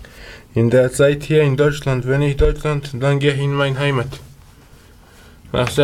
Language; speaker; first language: German; non-native, learner; Serbian